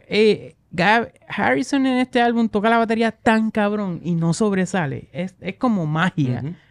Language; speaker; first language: Spanish; native; Spanish